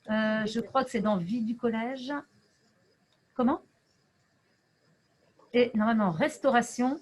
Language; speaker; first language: French; native; French